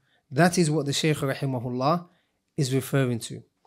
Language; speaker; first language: English; native; English